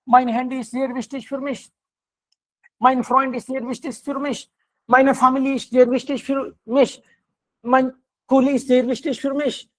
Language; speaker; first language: German; non-native, learner; Hindi